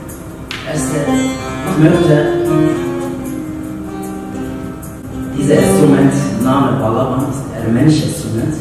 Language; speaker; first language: German; non-native, learner; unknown